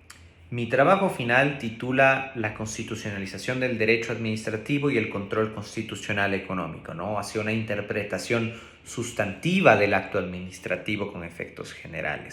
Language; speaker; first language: Spanish; native; Spanish